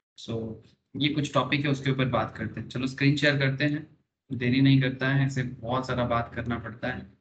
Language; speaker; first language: Hindi; non-native, local second language; Bangla